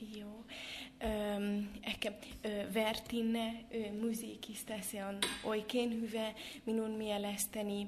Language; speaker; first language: Finnish; non-native, fluent; Hungarian